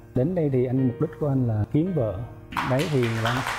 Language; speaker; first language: Vietnamese; native; Vietnamese